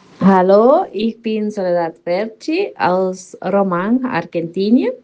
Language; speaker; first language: German; non-native, learner; Spanish